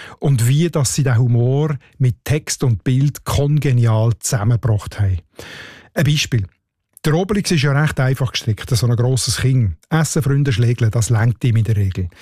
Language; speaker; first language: German; native; German